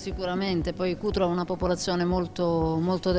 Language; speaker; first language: Italian; native; Italian